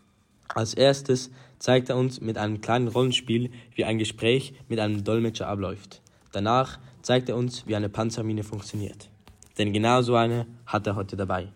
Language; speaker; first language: German; native; German